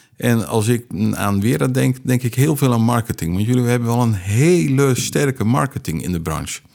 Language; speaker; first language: Dutch; native; Dutch